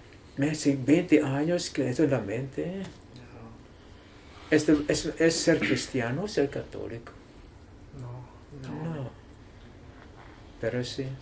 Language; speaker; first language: Spanish; non-native, learner; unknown